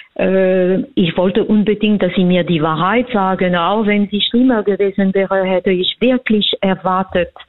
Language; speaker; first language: German; non-native, fluent; French